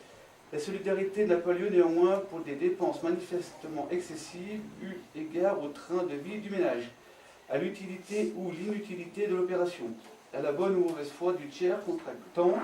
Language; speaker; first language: French; native; French